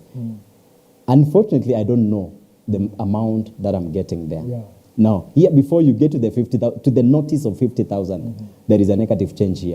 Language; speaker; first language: English; non-native, local second language; Swahili